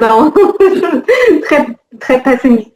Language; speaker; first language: French; non-native, learner; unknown